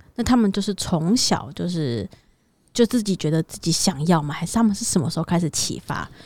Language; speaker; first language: Chinese; native; Chinese